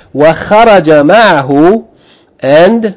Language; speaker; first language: Arabic; non-native, fluent; English